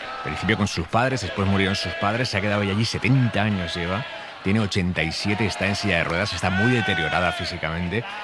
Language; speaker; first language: Spanish; native; Spanish